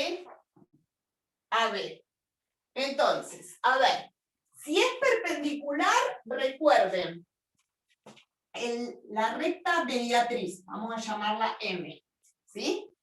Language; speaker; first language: Spanish; native; Spanish